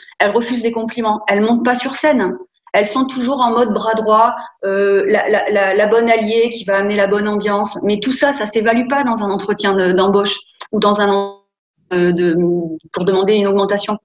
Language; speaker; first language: French; native; French